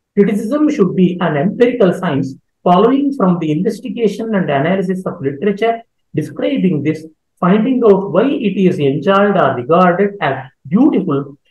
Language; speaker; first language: English; non-native, local second language; Kannada